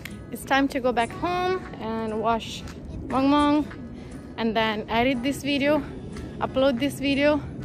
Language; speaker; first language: English; non-native, local second language; Hindi